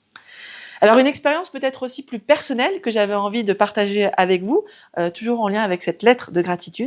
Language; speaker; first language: French; native; French